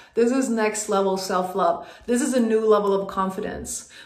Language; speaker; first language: English; non-native, fluent; Swedish